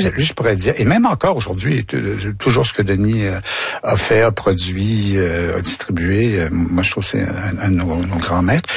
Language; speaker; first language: French; native; French